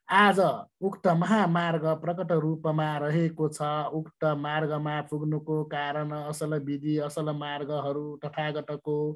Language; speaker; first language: Nepali; non-native, local second language; Newari